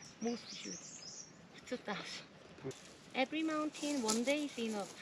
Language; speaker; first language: English; non-native, learner; Korean